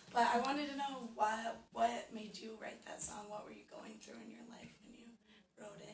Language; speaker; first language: English; native; English